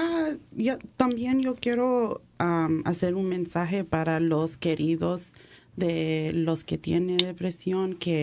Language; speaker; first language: Spanish; early bilingual, heritage; English